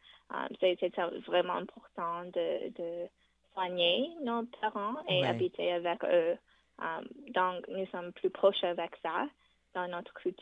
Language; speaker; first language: French; non-native, fluent; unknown